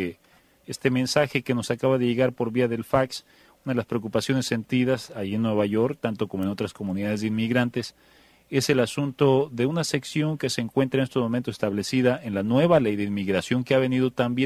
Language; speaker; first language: Spanish; native; Spanish